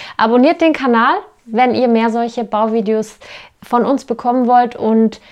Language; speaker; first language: German; native; German